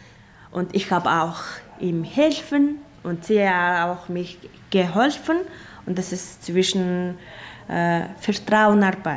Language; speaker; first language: German; non-native, learner; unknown